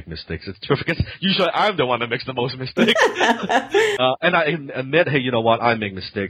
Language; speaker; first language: English; non-native, local second language; Cantonese